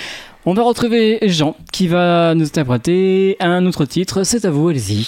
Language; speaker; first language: French; native; French